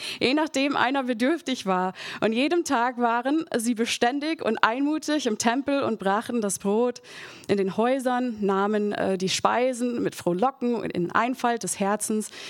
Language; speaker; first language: German; non-native, fluent; English